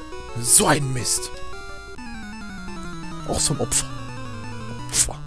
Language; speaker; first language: German; native; German